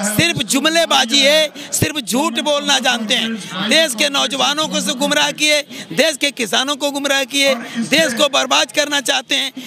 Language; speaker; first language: Hindi; native; Hindi